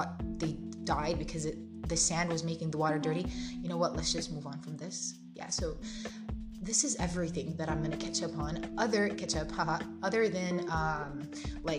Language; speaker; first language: English; non-native, fluent; Arabic